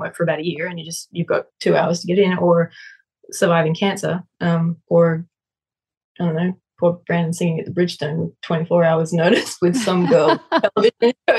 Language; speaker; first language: English; native; English